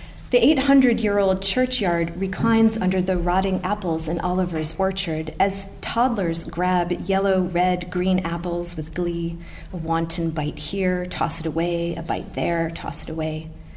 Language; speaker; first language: English; native; English